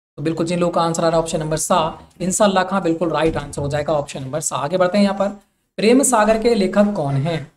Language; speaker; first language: Hindi; native; Hindi